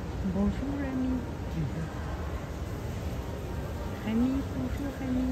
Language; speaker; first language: French; non-native, learner; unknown